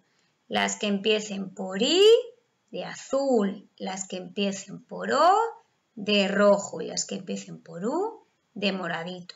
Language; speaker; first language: Spanish; native; Spanish